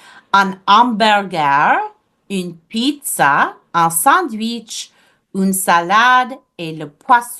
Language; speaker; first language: French; non-native, fluent; English